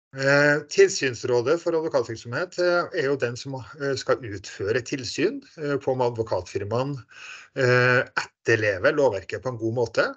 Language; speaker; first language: Norwegian; native; Norwegian